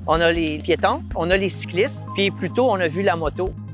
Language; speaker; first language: French; native; French